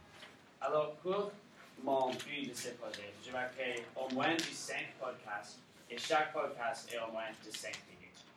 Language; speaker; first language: French; non-native, learner; English